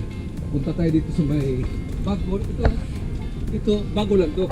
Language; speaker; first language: Filipino; non-native, local second language; Cebuano